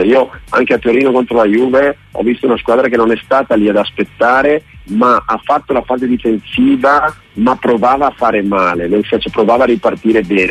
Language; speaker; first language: Italian; native; Italian